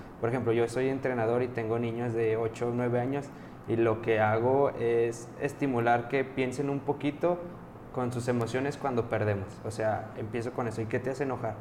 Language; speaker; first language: Spanish; native; Spanish